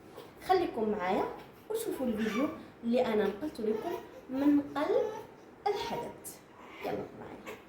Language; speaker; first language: Arabic; native; Arabic